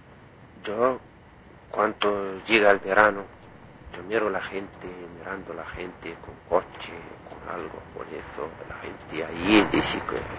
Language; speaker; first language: Spanish; non-native, learner; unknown